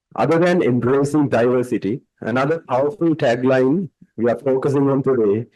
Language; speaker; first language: English; non-native, local second language; Sinhala